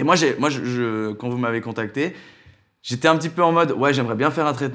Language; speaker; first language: French; native; French